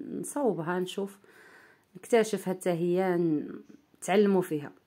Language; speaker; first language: Arabic; native; Arabic